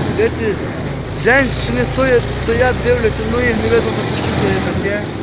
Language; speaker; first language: Ukrainian; native; Ukrainian